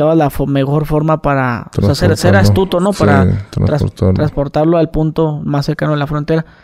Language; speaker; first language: Spanish; native; Spanish